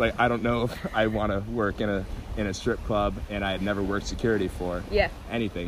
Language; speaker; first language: English; native; English